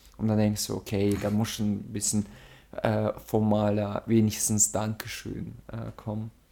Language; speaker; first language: German; early bilingual, other home language; Russian